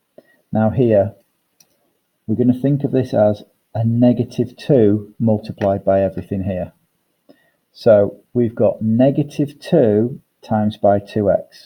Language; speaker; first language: English; native; English